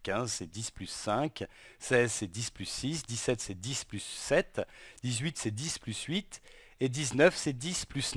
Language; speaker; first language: French; native; French